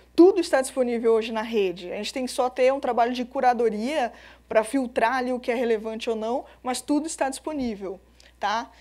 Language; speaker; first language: Portuguese; native; Portuguese